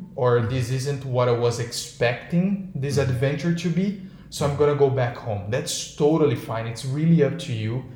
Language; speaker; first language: English; non-native, fluent; Portuguese